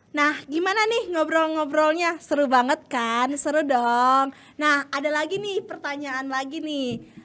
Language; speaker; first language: Indonesian; native; Indonesian